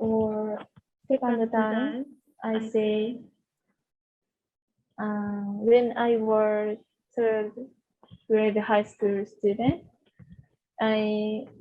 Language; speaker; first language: English; non-native, learner; Japanese